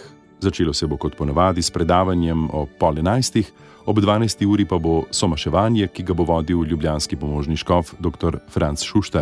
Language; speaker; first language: Slovenian; native; Slovenian